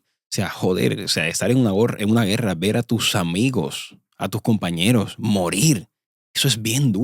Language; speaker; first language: Spanish; native; Spanish